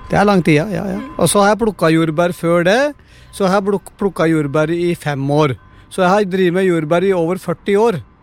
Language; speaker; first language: Norwegian; non-native, fluent; Punjabi